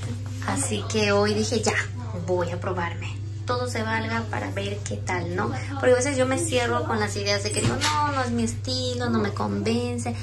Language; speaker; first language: Spanish; native; Spanish